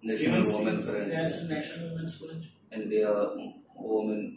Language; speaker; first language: Hindi; native; Hindi